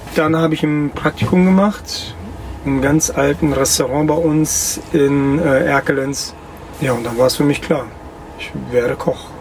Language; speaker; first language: German; early bilingual, other home language; Russian